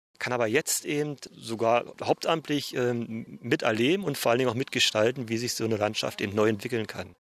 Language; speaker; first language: German; native; German